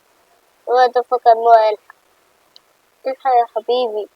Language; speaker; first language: Arabic; native; Arabic